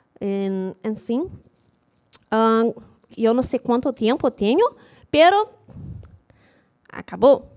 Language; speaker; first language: Spanish; non-native, learner; Portuguese